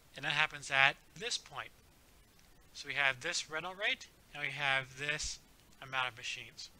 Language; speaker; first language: English; native; English